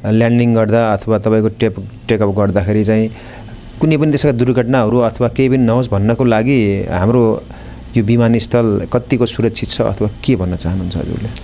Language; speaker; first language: Nepali; native; Nepali